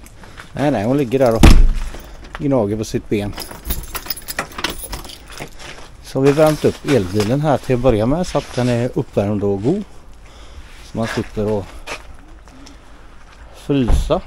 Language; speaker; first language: Swedish; native; Swedish